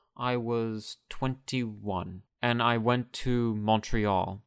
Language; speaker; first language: English; native; English